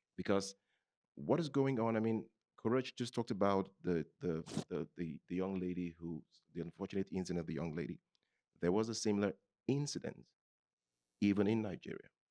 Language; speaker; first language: English; non-native, local second language; Yoruba